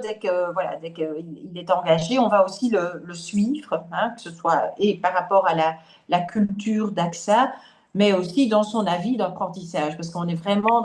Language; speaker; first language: French; native; French